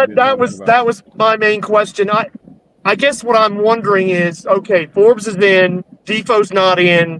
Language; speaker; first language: English; native; English